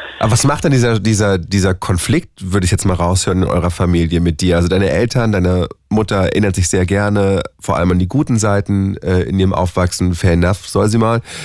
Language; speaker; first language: German; native; German